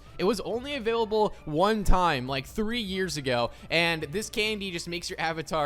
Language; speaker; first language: English; native; English